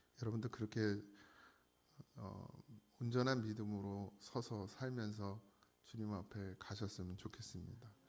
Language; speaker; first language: Korean; native; Korean